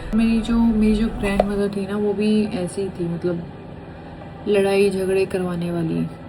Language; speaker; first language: Hindi; non-native, local second language; Punjabi